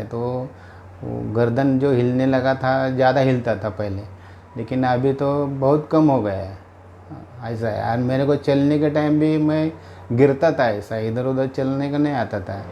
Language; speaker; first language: Hindi; non-native, local second language; Marathi